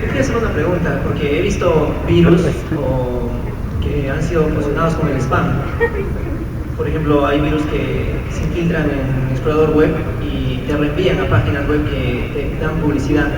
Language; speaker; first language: Spanish; native; Spanish